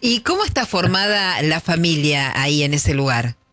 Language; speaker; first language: Spanish; native; Spanish